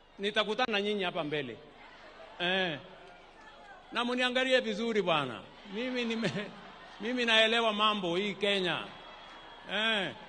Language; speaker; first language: Swahili; non-native, local second language; Kalenjin